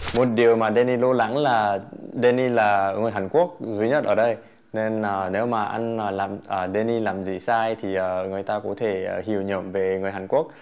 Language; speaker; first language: Vietnamese; non-native, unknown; Korean